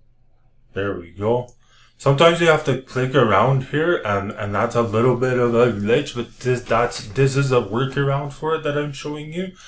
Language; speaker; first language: English; native; English